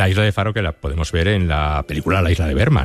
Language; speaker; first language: Spanish; native; Spanish